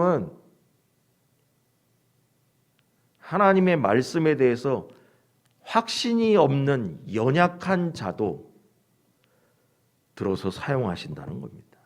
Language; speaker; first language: Korean; native; Korean